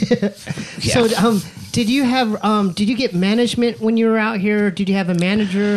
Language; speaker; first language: English; native; English